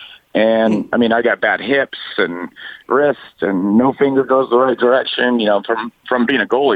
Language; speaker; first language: English; native; English